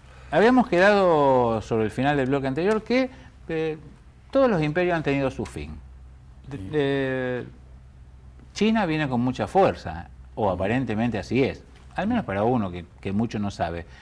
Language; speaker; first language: Spanish; native; Spanish